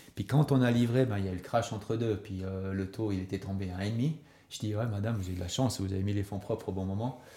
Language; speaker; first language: French; native; French